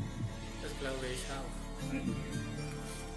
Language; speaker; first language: German; non-native, learner; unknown